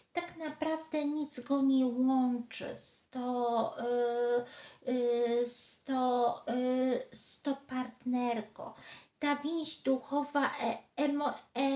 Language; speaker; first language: Polish; native; Polish